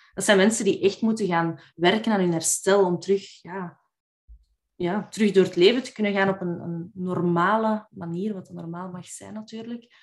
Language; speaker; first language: Dutch; native; Dutch